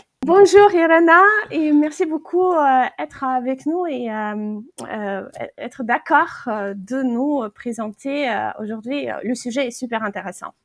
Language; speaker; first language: French; non-native, fluent; Ukrainian